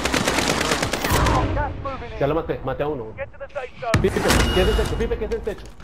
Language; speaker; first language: Spanish; native; Spanish